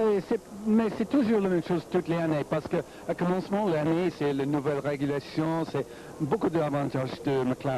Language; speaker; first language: French; non-native, learner; English